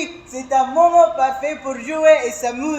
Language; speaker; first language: French; non-native, learner; Arabic